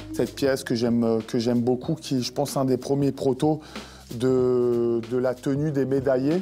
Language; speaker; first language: French; native; French